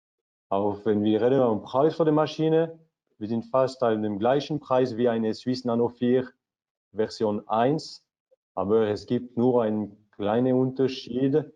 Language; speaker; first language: German; non-native, learner; French